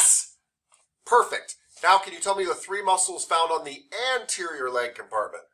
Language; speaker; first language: English; native; English